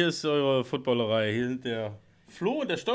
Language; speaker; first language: German; native; German